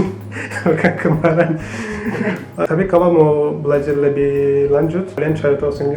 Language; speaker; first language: Indonesian; non-native, fluent; Turkish